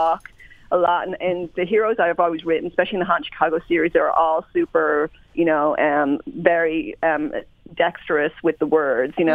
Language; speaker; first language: English; native; English